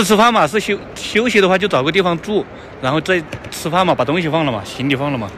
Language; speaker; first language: Chinese; native; Chinese